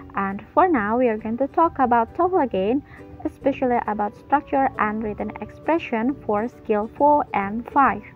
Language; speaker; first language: English; non-native, fluent; Indonesian